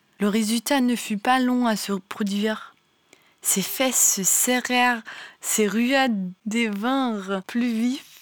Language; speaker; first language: French; non-native, fluent; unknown